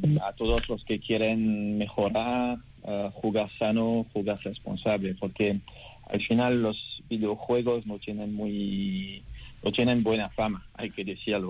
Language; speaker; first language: Spanish; non-native, fluent; French